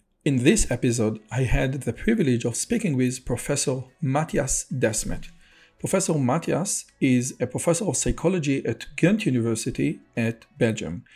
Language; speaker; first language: English; non-native, fluent; Hebrew